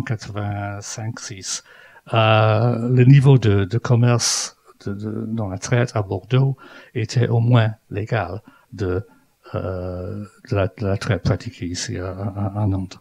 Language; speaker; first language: French; non-native, fluent; English